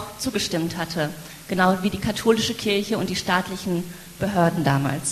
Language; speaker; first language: German; native; German